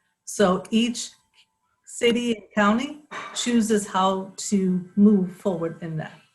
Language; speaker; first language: English; native; English